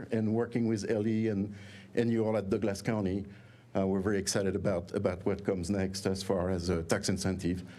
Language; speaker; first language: English; non-native, fluent; French